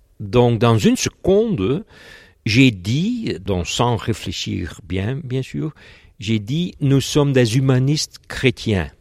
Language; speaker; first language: French; non-native, local second language; Dutch